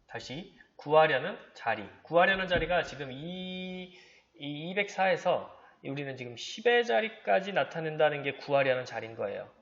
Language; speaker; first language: Korean; native; Korean